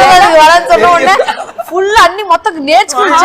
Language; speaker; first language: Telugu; non-native, fluent; Tamil